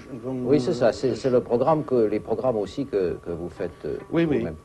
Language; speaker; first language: French; native; French